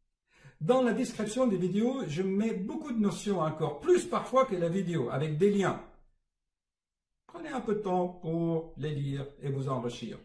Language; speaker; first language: French; native; French